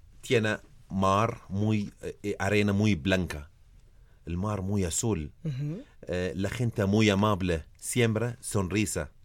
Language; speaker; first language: Spanish; non-native, learner; Arabic